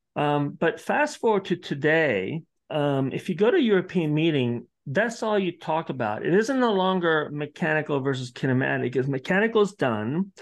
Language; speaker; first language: English; early bilingual, other home language; Italian